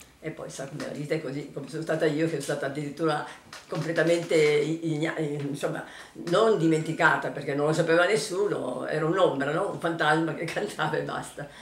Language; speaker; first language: Italian; early bilingual, heritage; Italian